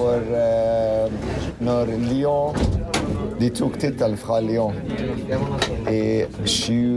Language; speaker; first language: Norwegian; non-native, fluent; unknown